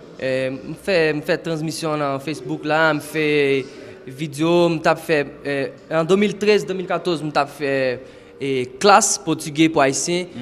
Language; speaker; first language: Haitian Creole; non-native, fluent; Portuguese